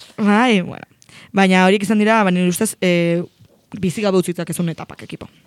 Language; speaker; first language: Basque; non-native, local second language; Spanish